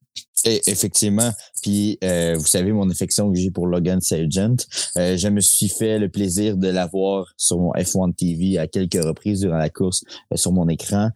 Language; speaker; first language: French; native; French